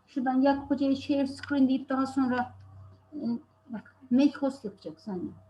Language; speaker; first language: Turkish; native; Turkish